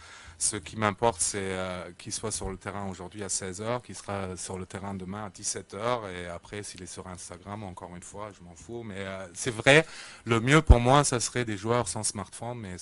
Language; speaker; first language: French; native; French